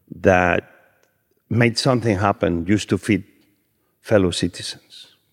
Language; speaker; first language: English; non-native, fluent; Spanish